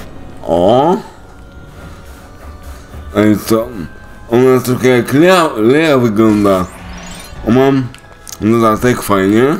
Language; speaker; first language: Polish; native; Polish